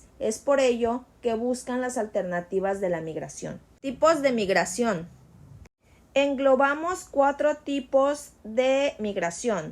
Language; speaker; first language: Spanish; native; Spanish